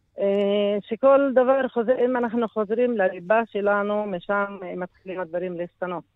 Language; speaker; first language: Hebrew; non-native, local second language; Arabic